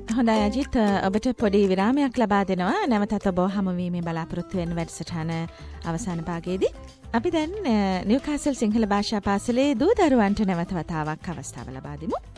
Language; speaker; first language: Sinhala; native; Sinhala